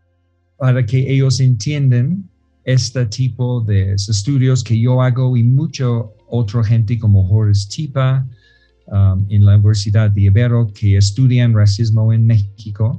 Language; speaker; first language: Spanish; non-native, fluent; English